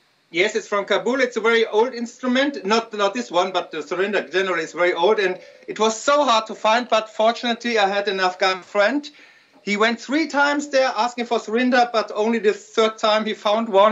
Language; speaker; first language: English; non-native, fluent; German